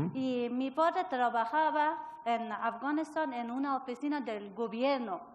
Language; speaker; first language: Spanish; non-native, learner; Persian